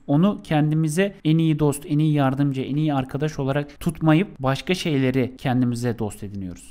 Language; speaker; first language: Turkish; native; Turkish